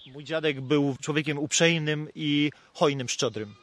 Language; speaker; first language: Polish; native; Polish